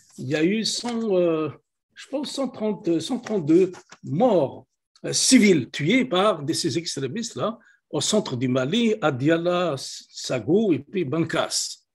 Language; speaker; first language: French; non-native, local second language; Kabyle